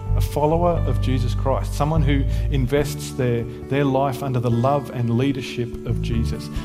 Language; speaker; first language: English; native; English